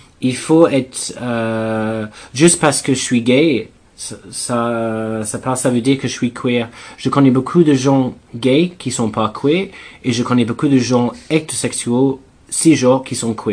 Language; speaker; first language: French; non-native, learner; English